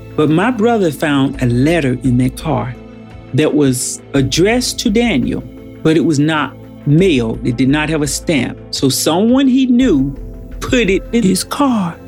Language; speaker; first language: English; native; English